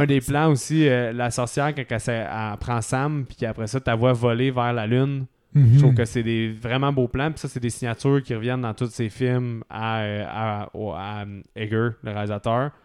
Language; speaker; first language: French; native; French